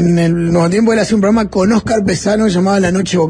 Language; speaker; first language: Spanish; native; Spanish